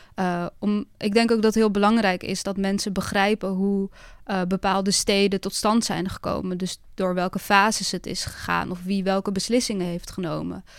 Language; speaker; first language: Dutch; early bilingual, other home language; Bosnian